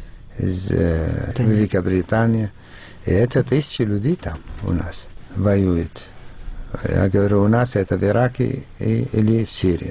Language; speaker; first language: Russian; non-native, fluent; Arabic